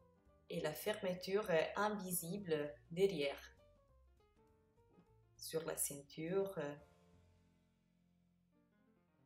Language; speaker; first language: French; non-native, fluent; Italian